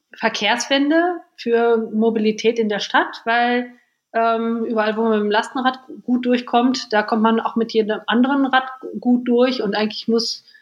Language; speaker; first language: German; native; German